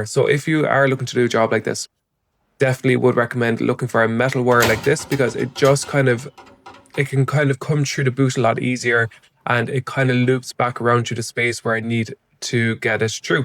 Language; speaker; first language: English; native; English